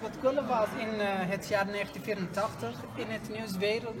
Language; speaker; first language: Dutch; non-native, fluent; Pashto